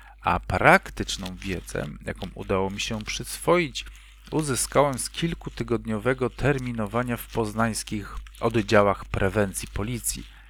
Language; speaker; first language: Polish; native; Polish